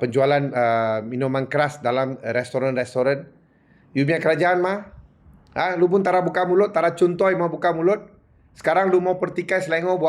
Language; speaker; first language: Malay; non-native, local second language; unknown